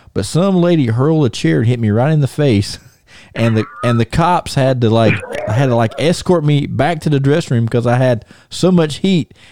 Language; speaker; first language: English; native; English